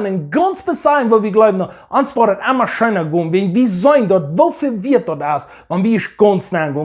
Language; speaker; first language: German; non-native, learner; English